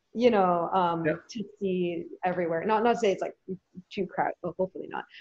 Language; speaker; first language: English; native; English